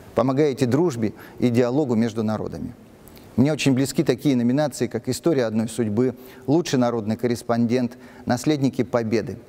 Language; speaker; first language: Russian; native; Russian